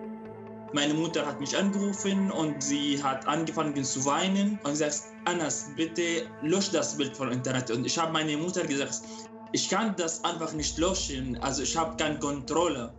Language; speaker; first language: German; non-native, local second language; Arabic